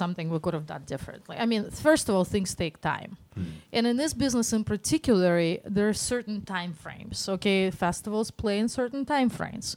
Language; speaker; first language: English; non-native, fluent; Russian